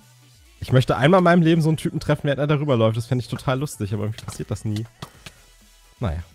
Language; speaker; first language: German; native; German